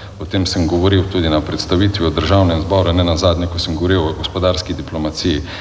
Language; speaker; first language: Slovenian; native; Slovenian